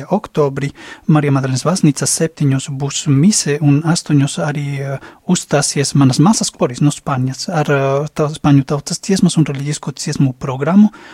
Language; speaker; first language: Latvian; non-native, fluent; Spanish